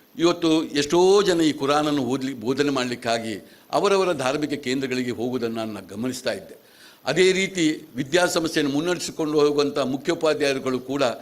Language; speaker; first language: Kannada; native; Kannada